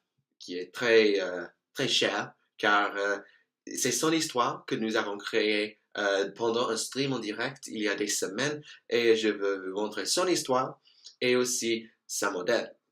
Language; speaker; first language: French; non-native, learner; English